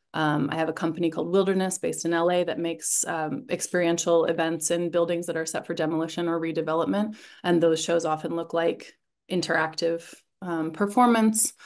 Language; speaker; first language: English; native; English